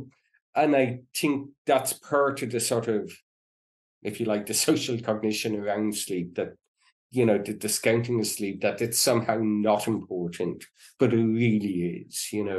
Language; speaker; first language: English; native; English